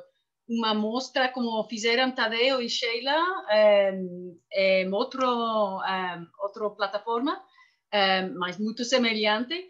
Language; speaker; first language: Portuguese; non-native, fluent; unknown